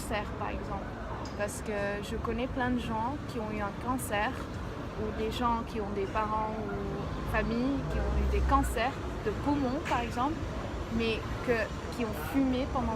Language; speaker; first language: French; non-native, fluent; Dutch